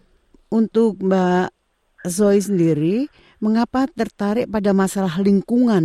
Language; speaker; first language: Indonesian; native; Indonesian